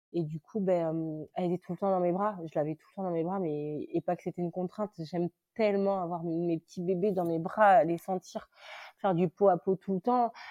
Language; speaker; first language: French; early bilingual, other home language; Lingala